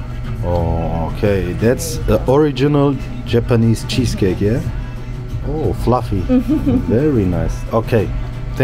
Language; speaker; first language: English; non-native, learner; German